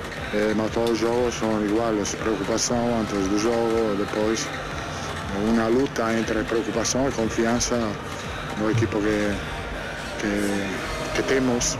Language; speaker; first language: Portuguese; non-native, fluent; Italian